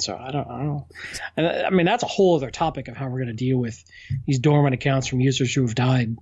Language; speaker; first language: English; native; English